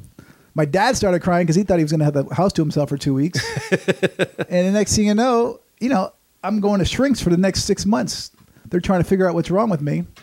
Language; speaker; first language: English; native; English